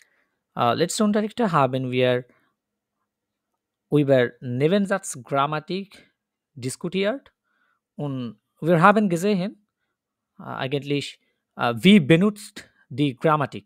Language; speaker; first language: German; non-native, learner; Bangla